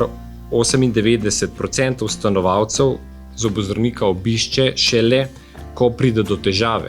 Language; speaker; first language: Slovenian; native; Slovenian